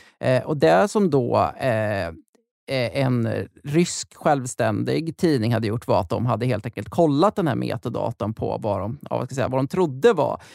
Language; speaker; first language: Swedish; native; Swedish